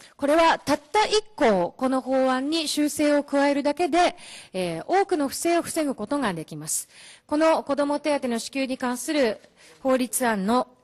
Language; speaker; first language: Japanese; native; Japanese